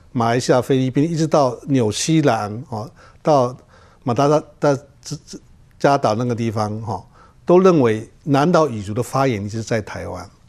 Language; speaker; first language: Chinese; non-native, local second language; Amis